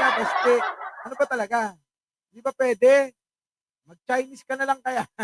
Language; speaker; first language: Filipino; non-native, local second language; Iloko